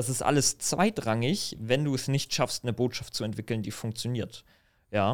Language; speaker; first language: German; native; German